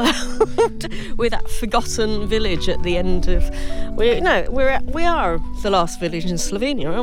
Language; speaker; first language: English; native; English